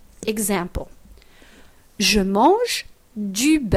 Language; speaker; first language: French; non-native, fluent; English